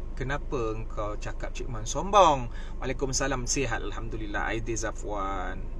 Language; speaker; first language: Malay; native; Malay